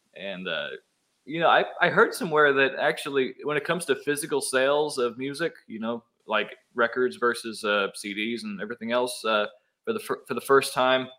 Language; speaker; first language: English; native; English